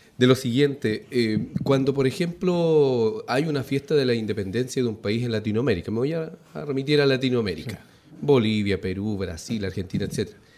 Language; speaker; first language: Spanish; native; Spanish